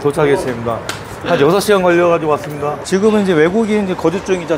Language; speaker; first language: Korean; native; Korean